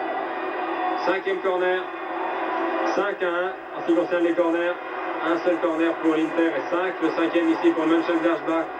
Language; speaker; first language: French; native; French